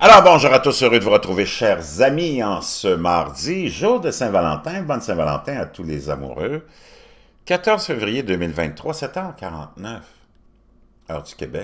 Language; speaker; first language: French; native; French